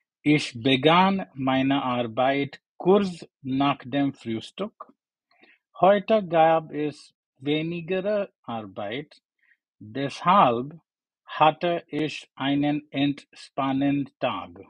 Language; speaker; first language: German; non-native, learner; English